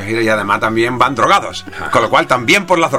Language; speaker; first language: Spanish; native; Spanish